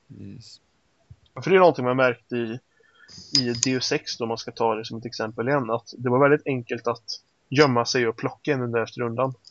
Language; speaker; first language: Swedish; native; Swedish